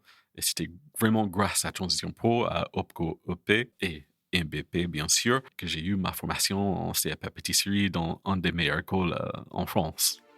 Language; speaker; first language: French; non-native, fluent; English